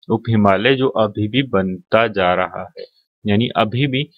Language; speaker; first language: Hindi; native; Hindi